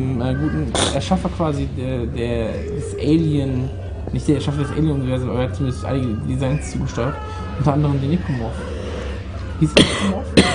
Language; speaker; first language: German; native; German